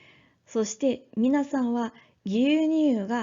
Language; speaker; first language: Japanese; non-native, learner; English